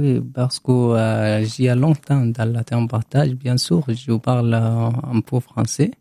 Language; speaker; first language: French; non-native, learner; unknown